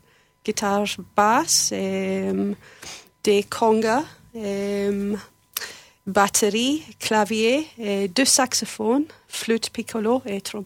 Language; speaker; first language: French; non-native, learner; English